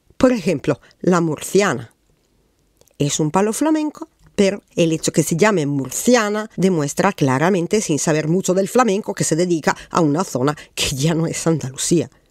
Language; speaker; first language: Spanish; non-native, fluent; Italian